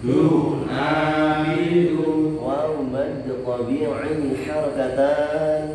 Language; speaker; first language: Arabic; non-native, fluent; Indonesian